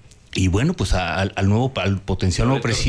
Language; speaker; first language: Spanish; native; Spanish